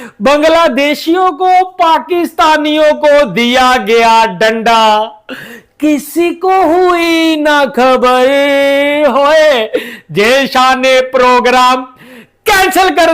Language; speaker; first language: Hindi; native; Hindi